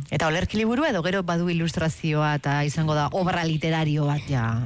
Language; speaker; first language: Basque; native; Basque